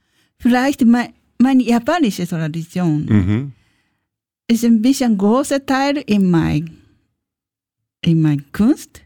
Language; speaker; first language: German; non-native, learner; Japanese